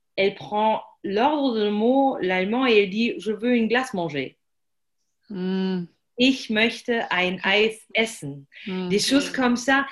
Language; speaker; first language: French; non-native, fluent; German